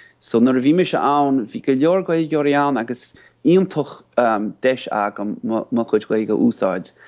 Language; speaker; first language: Irish; non-native, fluent; English